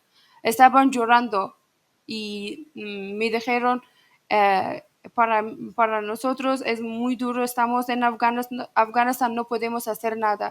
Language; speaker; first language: Spanish; non-native, learner; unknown